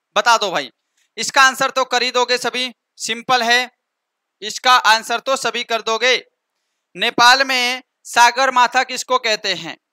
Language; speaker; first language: Hindi; native; Hindi